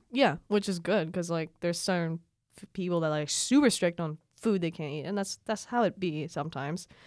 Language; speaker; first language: English; early bilingual, other home language; Filipino